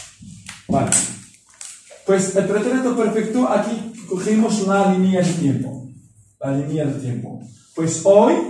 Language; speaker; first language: Spanish; non-native, fluent; Arabic